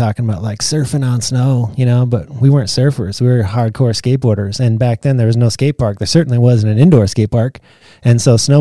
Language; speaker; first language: English; native; English